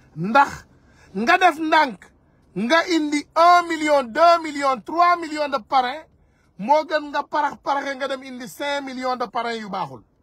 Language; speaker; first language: Wolof; non-native, local second language; Soninke